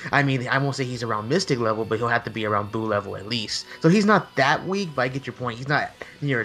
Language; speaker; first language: English; native; English